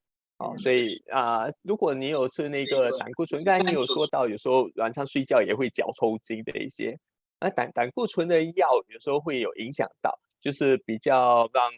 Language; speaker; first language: Chinese; native; Chinese